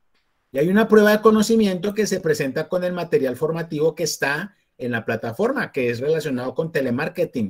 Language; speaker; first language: Spanish; native; Spanish